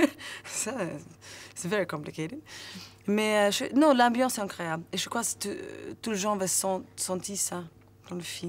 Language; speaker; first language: French; non-native, learner; Swedish